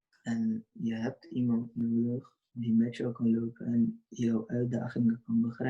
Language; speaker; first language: Dutch; early bilingual, other home language; Urdu